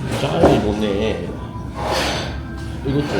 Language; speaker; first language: Korean; non-native, learner; Japanese